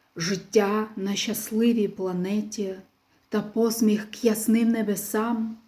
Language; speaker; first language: Ukrainian; non-native, local second language; Russian